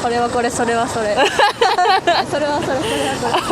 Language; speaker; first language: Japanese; non-native, fluent; Korean